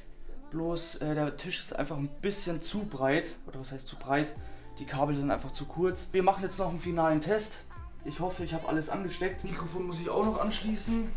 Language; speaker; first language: German; native; German